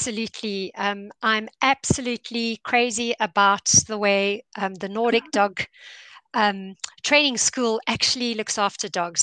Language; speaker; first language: English; native; English